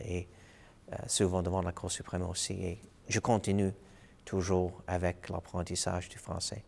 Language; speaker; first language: French; non-native, fluent; English